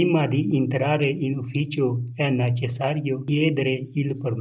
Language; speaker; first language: Italian; non-native, fluent; Punjabi